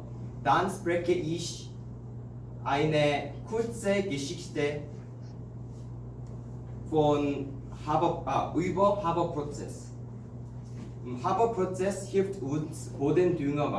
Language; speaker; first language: German; non-native, learner; Korean